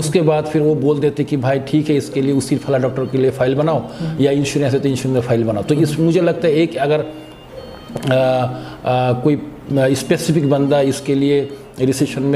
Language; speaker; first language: Hindi; non-native, fluent; Bangla